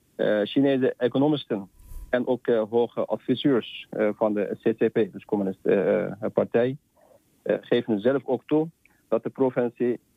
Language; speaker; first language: Dutch; non-native, fluent; Uyghur